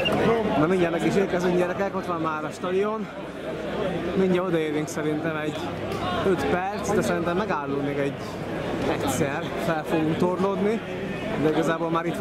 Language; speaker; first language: Hungarian; native; Hungarian